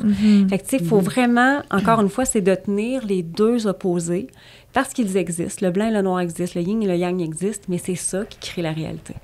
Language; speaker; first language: French; native; French